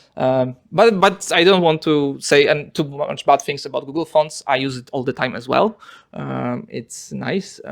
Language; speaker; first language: English; non-native, fluent; Polish